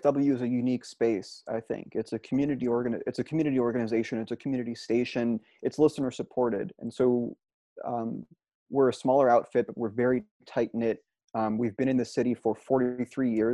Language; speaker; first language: English; native; English